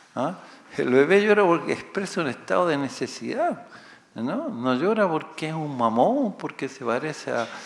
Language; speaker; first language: Spanish; native; Spanish